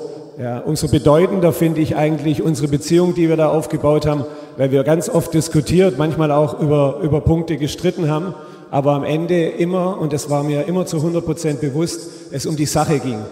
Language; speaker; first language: German; native; German